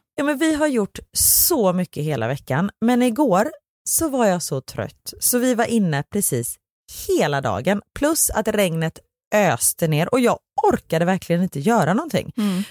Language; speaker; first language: Swedish; native; Swedish